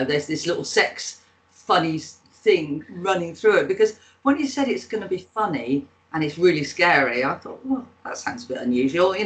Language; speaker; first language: English; native; English